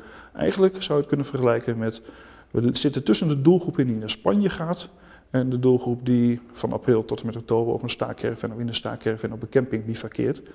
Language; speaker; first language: Dutch; native; Dutch